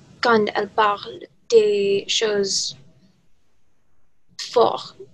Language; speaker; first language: French; non-native, learner; English